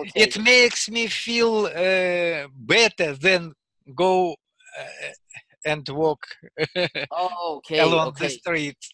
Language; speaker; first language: English; non-native, learner; Russian